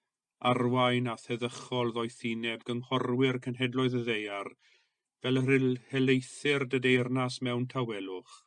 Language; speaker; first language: Welsh; native; Welsh